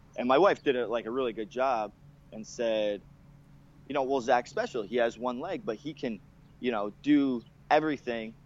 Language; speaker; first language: English; native; English